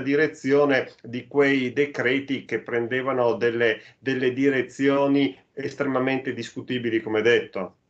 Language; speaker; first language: Italian; native; Italian